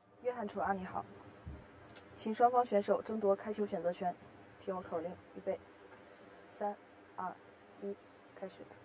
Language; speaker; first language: Chinese; native; Chinese